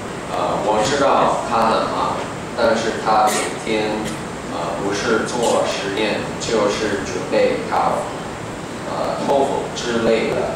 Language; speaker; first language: Chinese; non-native, fluent; English